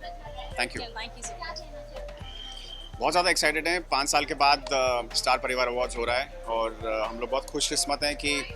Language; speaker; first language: Hindi; native; Hindi